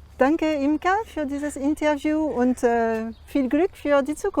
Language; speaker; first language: German; non-native, fluent; French